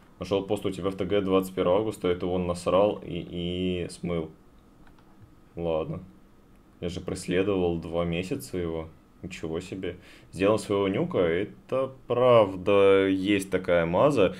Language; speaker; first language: Russian; native; Russian